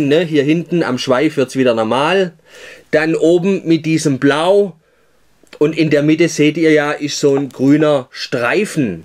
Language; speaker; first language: German; native; German